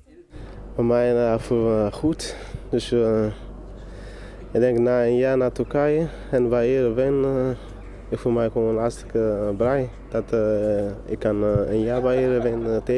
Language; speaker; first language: Dutch; non-native, fluent; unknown